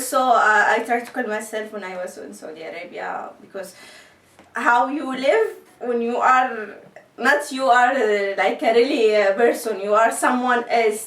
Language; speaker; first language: English; non-native, learner; Arabic